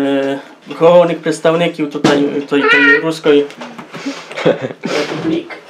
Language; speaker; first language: Polish; non-native, local second language; Rusyn